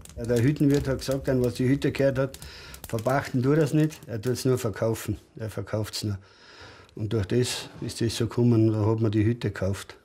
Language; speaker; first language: German; native; German